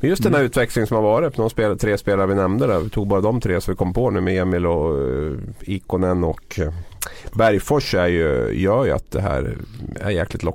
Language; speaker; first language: Swedish; native; Swedish